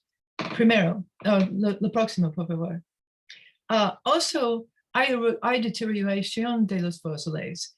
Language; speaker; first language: Spanish; non-native, learner; English